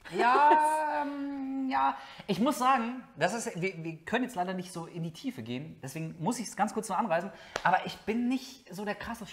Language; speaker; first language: German; native; German